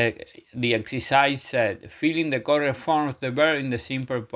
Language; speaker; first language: English; non-native, fluent; Spanish